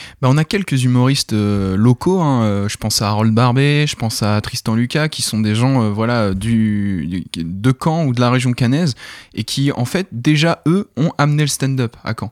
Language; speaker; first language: French; native; French